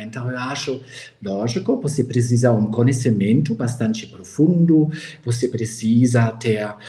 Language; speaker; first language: Portuguese; non-native, fluent; German